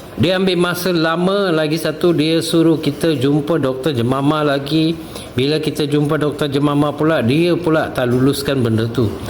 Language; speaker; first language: Malay; non-native, local second language; Tamil